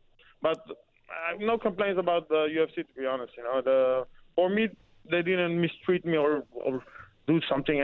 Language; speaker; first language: English; non-native, fluent; Dutch